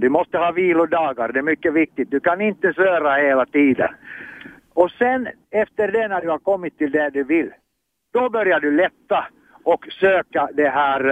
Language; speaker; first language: Swedish; non-native, fluent; Finnish